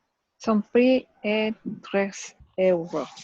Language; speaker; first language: French; non-native, learner; Spanish